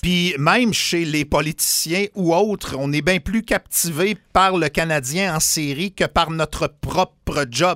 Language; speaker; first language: French; native; French